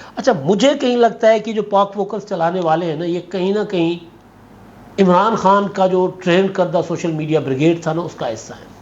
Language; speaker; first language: Urdu; non-native, local second language; Sindhi